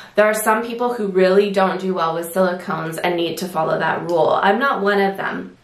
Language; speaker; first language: English; native; English